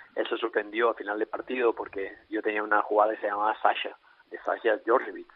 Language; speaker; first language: Spanish; native; Spanish